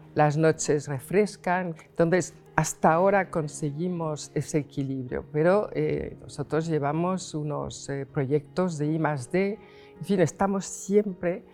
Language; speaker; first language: Spanish; non-native, fluent; French